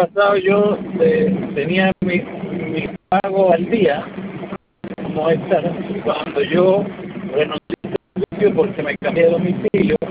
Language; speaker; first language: Spanish; native; Spanish